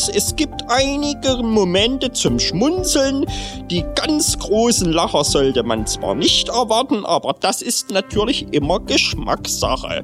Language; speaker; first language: German; native; German